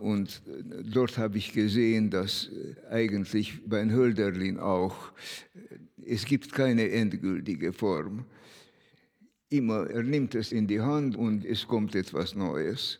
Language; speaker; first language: German; non-native, fluent; Hungarian